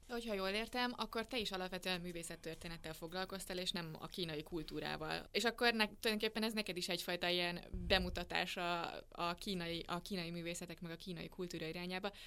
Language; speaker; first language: Hungarian; native; Hungarian